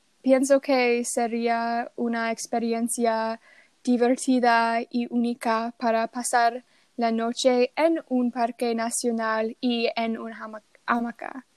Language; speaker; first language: Spanish; non-native, learner; English